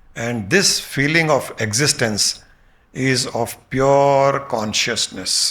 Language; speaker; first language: English; non-native, local second language; Hindi